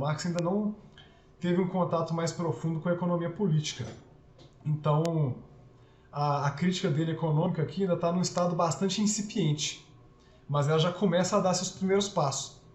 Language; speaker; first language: Portuguese; native; Portuguese